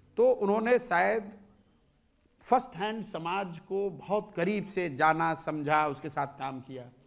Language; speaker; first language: Hindi; native; Hindi